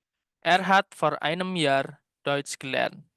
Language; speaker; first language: German; non-native, fluent; Indonesian